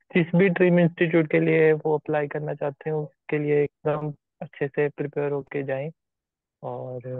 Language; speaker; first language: Hindi; native; Hindi